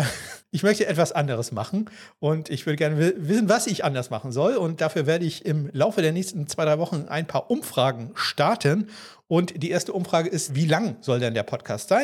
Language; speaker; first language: German; native; German